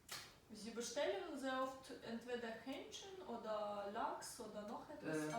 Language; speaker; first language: German; non-native, learner; Russian